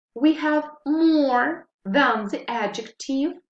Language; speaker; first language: English; non-native, fluent; Ukrainian